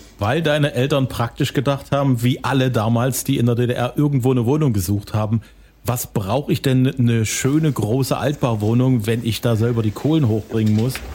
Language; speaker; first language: German; native; German